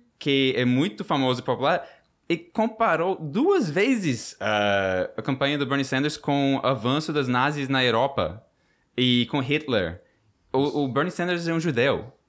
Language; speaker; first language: Portuguese; non-native, fluent; English